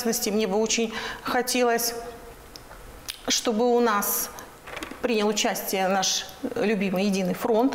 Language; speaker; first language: Russian; native; Russian